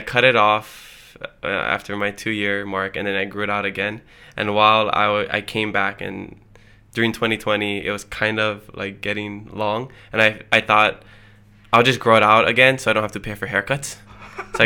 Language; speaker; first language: English; early bilingual, other home language; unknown